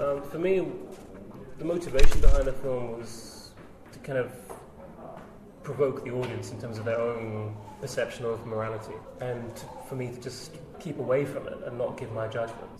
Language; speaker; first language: English; native; English